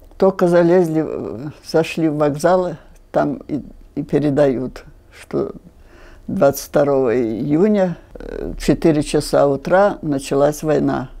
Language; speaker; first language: Russian; non-native, local second language; Finnish